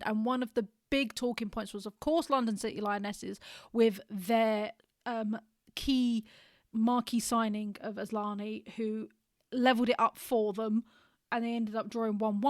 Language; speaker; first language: English; native; English